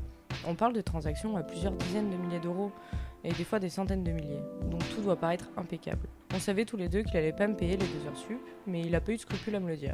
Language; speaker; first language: French; native; French